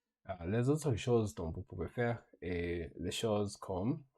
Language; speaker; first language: French; non-native, learner; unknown